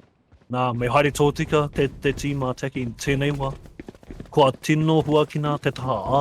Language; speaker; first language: Māori; non-native, local second language; English